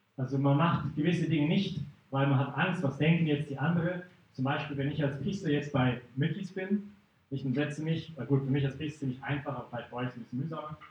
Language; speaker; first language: German; non-native, fluent; English